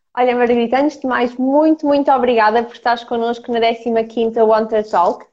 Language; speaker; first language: Portuguese; early bilingual, other home language; Ukrainian